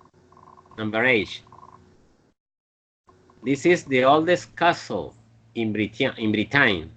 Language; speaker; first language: English; non-native, learner; Spanish